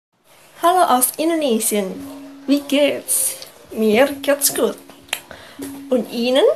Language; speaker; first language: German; non-native, learner; Indonesian